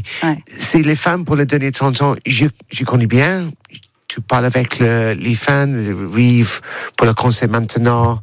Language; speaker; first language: French; non-native, learner; English